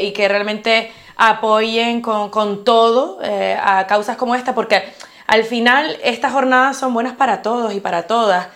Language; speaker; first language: Spanish; native; Spanish